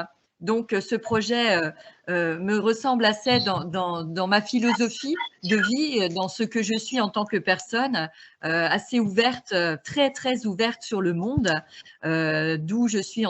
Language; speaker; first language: French; native; French